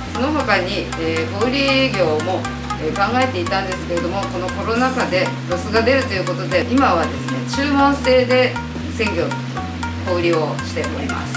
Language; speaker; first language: Japanese; native; Japanese